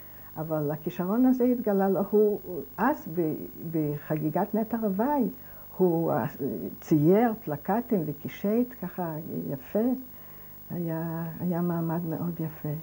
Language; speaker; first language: Hebrew; non-native, fluent; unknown